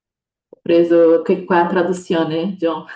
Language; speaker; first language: Italian; non-native, fluent; Portuguese